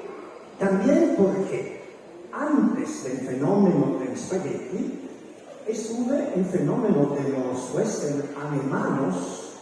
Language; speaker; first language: Spanish; non-native, learner; Italian